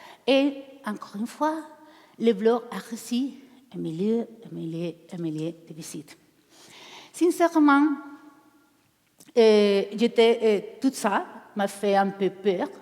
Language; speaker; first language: French; non-native, learner; Spanish